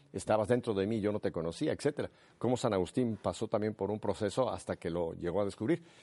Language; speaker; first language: Spanish; native; Spanish